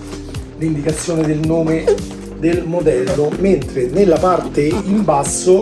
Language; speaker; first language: Italian; native; Italian